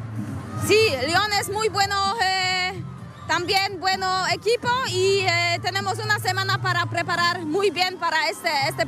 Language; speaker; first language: Spanish; non-native, learner; Polish